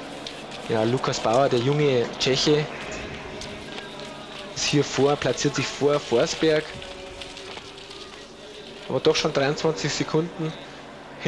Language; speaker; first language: German; native; German